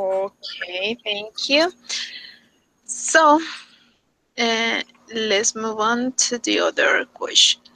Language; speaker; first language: English; non-native, fluent; Spanish